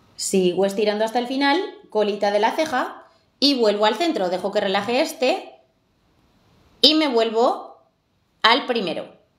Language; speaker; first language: Spanish; native; Spanish